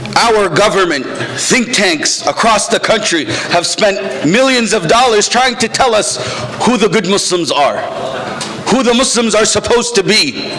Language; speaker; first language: English; native; English